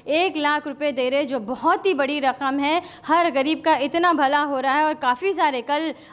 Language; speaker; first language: Hindi; non-native, local second language; Urdu